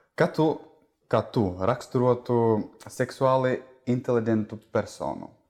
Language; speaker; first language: Latvian; non-native, local second language; Russian